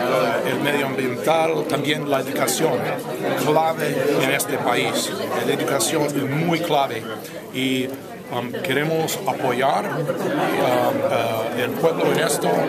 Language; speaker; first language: Spanish; non-native, fluent; English